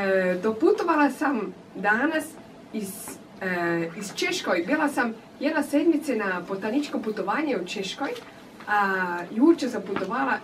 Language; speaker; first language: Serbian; non-native, learner; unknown